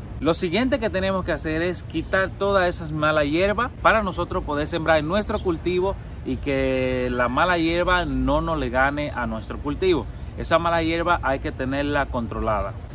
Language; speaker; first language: Spanish; native; Spanish